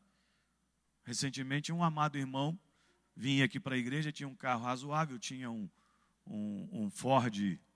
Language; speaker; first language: Portuguese; native; Portuguese